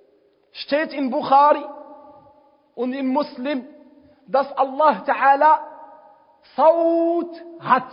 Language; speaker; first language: German; non-native, fluent; Arabic